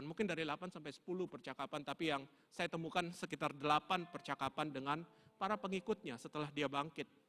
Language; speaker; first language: Indonesian; native; Indonesian